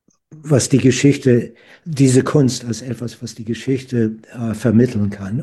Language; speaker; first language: German; non-native, fluent; English